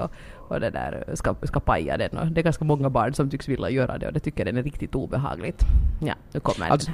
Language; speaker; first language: Swedish; native; Swedish